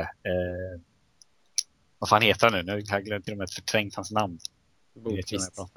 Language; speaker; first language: Swedish; native; Swedish